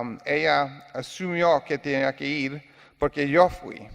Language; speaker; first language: Spanish; non-native, learner; English